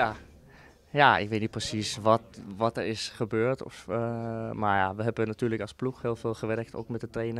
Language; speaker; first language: Dutch; non-native, fluent; Danish